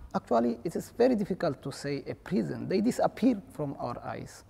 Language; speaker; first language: English; non-native, fluent; Tigrinya